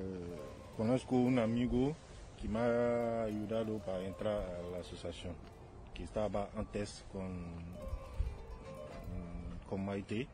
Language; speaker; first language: Spanish; non-native, learner; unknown